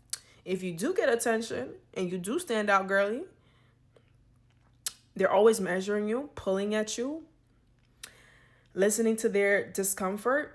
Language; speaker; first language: English; native; English